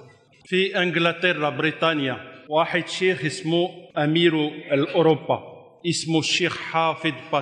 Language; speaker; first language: Arabic; non-native, fluent; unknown